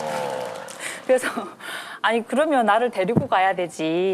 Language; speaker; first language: Korean; native; Korean